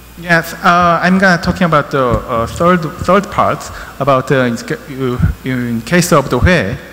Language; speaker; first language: English; non-native, learner; Korean